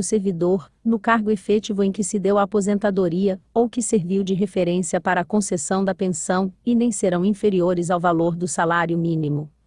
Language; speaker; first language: Portuguese; native; Portuguese